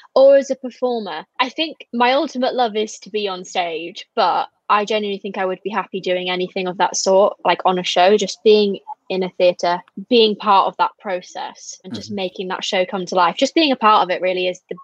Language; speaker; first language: English; native; English